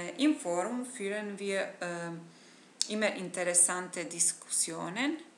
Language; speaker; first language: German; non-native, fluent; Bosnian